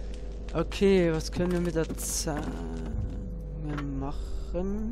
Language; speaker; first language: German; native; German